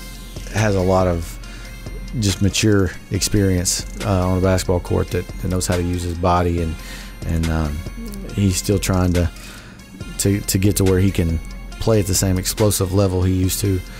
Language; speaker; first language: English; native; English